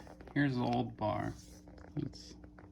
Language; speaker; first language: English; native; English